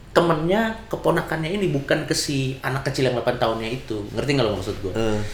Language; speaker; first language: Indonesian; native; Indonesian